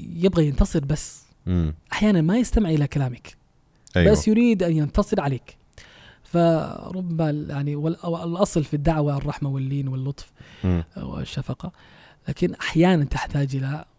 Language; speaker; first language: Arabic; non-native, fluent; Danish